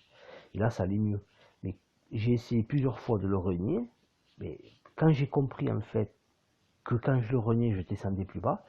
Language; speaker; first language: French; native; French